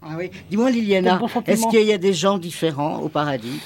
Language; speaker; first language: French; native; French